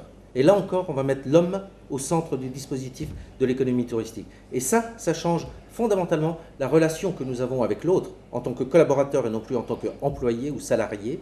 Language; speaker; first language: French; native; French